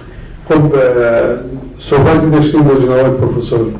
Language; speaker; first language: Persian; native; Persian